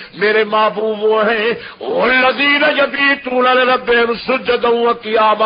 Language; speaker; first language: Urdu; non-native, local second language; Saraiki